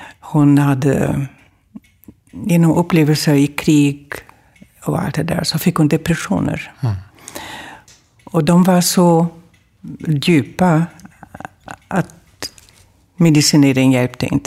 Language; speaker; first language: Swedish; non-native, fluent; German